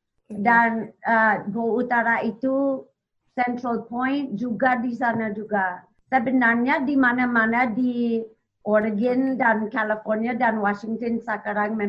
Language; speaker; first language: Indonesian; non-native, learner; English